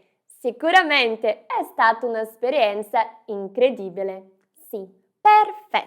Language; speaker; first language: Italian; non-native, fluent; Portuguese